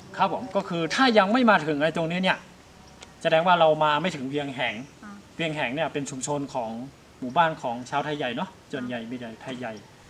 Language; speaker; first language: Thai; native; Thai